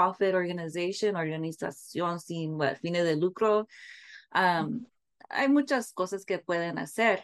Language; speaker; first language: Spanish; early bilingual, heritage; English